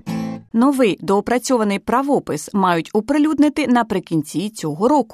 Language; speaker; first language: Ukrainian; native; Ukrainian